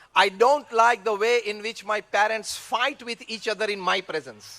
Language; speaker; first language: English; non-native, local second language; Gujarati